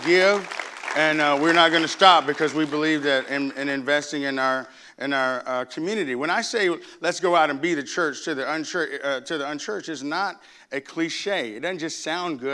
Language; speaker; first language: English; native; English